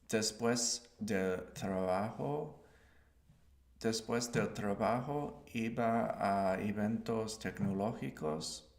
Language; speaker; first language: Spanish; non-native, learner; English